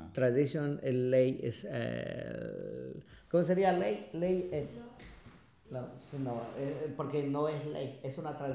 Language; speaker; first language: Spanish; non-native, local second language; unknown